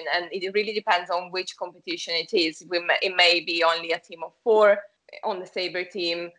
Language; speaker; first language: English; non-native, fluent; Italian